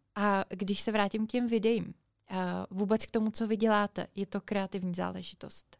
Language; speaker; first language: Czech; native; Czech